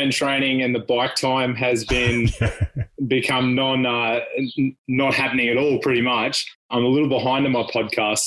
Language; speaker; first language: English; native; English